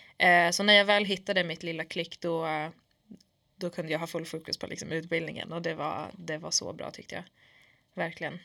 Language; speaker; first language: Swedish; early bilingual, other home language; Kurdish